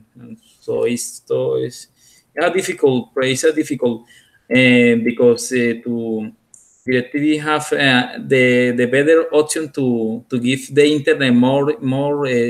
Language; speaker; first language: English; non-native, learner; Spanish